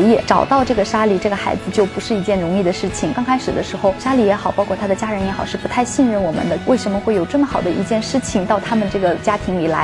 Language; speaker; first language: Chinese; native; Chinese